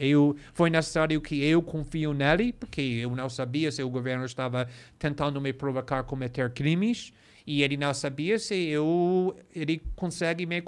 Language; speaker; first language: Portuguese; non-native, fluent; English